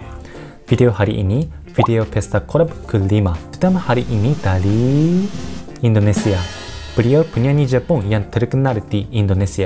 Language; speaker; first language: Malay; non-native, learner; Japanese